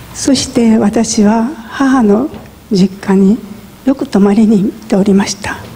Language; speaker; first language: Japanese; native; Japanese